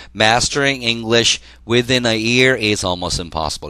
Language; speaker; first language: English; non-native, fluent; Korean